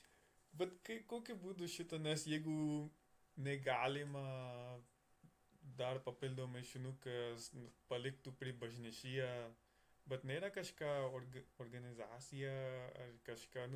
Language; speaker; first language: Lithuanian; non-native, learner; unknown